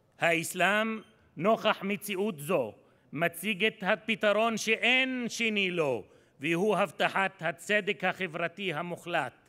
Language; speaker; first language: Hebrew; non-native, local second language; Arabic